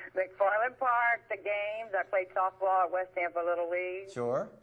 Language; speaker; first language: English; native; English